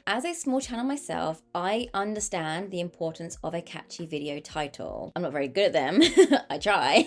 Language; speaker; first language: English; native; English